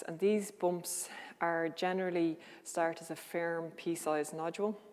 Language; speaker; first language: English; native; English